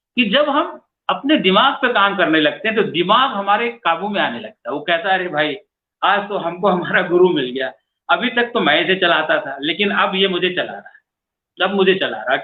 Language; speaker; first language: Hindi; native; Hindi